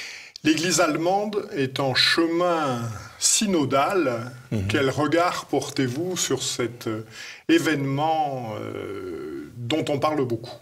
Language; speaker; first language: French; native; French